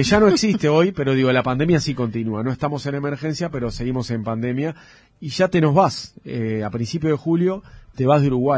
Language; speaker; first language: Spanish; native; Spanish